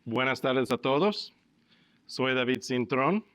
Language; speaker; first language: Spanish; early bilingual, heritage; Spanish